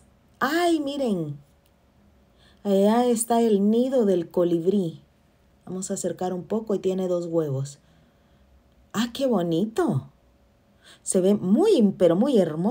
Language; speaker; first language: Spanish; native; Spanish